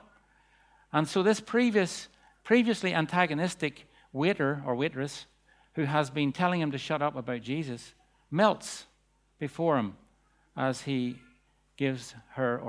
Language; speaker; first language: English; native; English